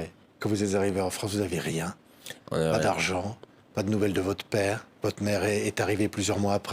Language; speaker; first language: French; native; French